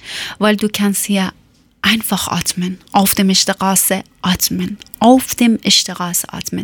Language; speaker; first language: German; non-native, learner; Persian